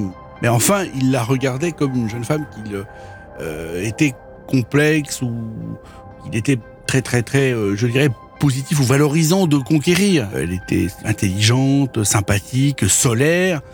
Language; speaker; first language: French; native; French